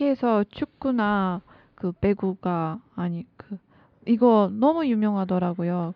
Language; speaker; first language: Korean; non-native, learner; Turkish